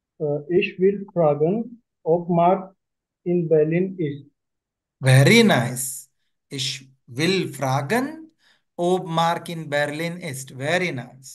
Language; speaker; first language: German; non-native, fluent; Marathi